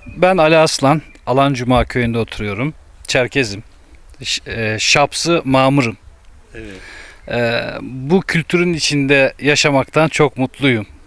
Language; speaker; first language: Turkish; native; Turkish